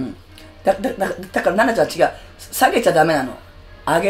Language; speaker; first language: Japanese; native; Japanese